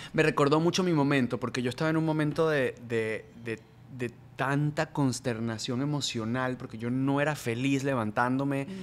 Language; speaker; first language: Spanish; native; Spanish